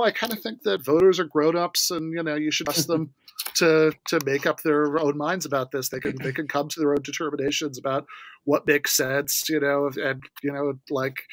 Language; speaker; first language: English; native; English